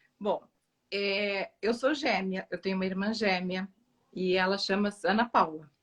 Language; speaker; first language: Portuguese; native; Portuguese